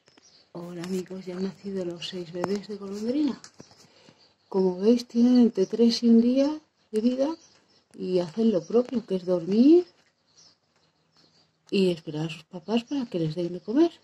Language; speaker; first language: Spanish; native; Spanish